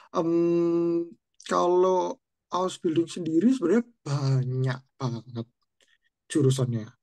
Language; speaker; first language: Indonesian; native; Indonesian